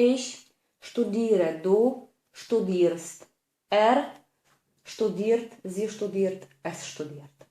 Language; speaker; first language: German; non-native, fluent; Polish